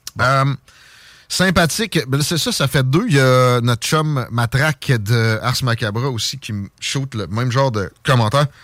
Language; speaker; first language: French; native; French